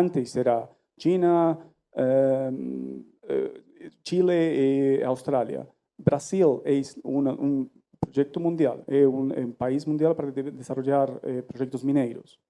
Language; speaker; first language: Spanish; non-native, learner; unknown